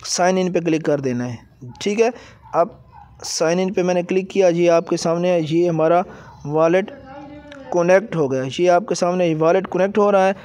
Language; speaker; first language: Urdu; native; Urdu